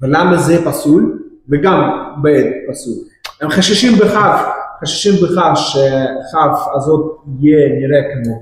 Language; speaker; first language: Hebrew; non-native, fluent; Russian